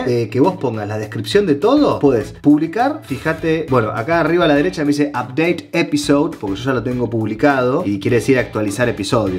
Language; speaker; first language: Spanish; native; Spanish